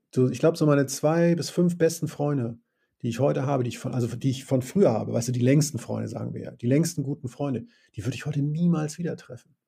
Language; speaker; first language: German; native; German